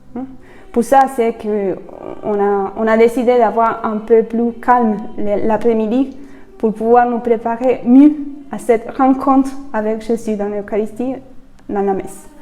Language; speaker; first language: French; non-native, fluent; Spanish